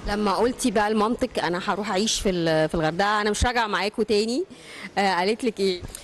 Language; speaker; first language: Arabic; native; Arabic